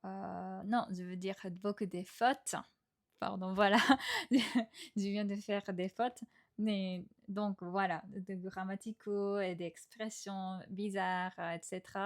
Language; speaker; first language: French; non-native, fluent; Japanese